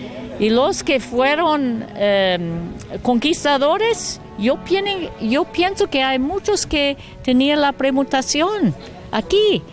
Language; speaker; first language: Spanish; non-native, learner; English